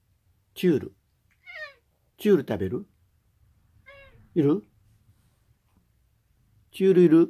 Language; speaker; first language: Japanese; native; Japanese